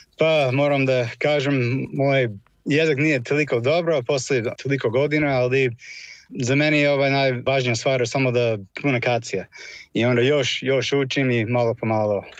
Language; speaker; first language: Croatian; non-native, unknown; English